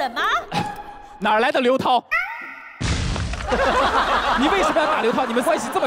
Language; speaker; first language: Chinese; native; Chinese